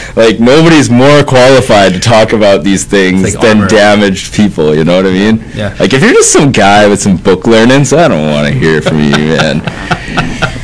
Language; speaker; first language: English; native; English